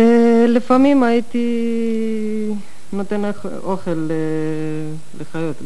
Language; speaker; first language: Hebrew; non-native, fluent; Romanian